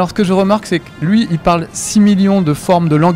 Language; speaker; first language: French; native; French